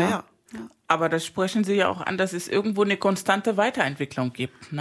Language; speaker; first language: German; non-native, fluent; Spanish